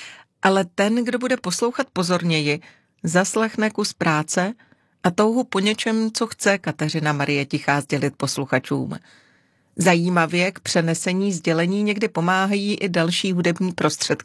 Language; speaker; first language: Czech; native; Czech